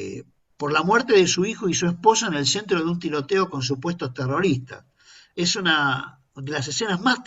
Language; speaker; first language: Spanish; native; Spanish